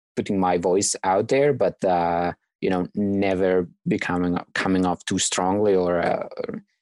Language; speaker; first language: English; non-native, fluent; Italian